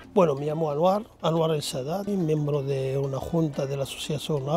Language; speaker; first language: Spanish; non-native, fluent; Arabic